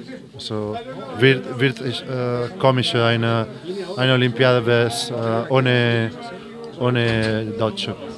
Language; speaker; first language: German; non-native, fluent; Spanish